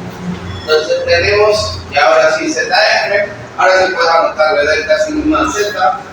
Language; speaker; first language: Spanish; native; Spanish